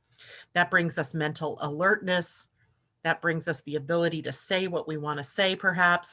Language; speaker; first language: English; native; English